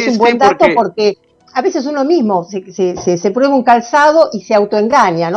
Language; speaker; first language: Spanish; native; Spanish